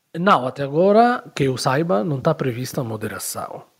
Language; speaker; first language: Portuguese; non-native, fluent; Italian